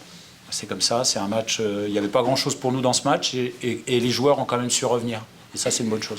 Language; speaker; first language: French; native; French